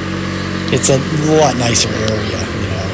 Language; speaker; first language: English; native; English